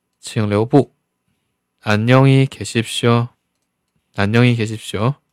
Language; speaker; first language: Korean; non-native, fluent; Chinese